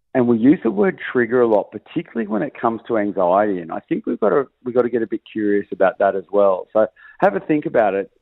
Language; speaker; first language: English; native; English